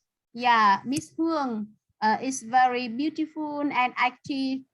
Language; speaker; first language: English; non-native, fluent; Vietnamese